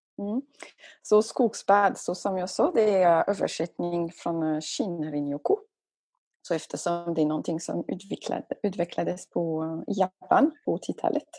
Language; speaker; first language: Swedish; non-native, fluent; French